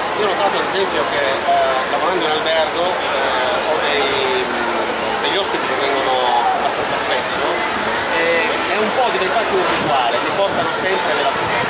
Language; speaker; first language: Italian; native; Italian